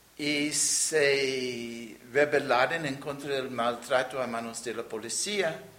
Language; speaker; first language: Spanish; non-native, fluent; English